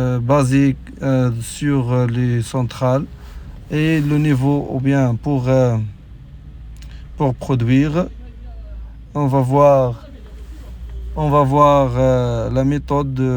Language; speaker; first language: French; non-native, local second language; Arabic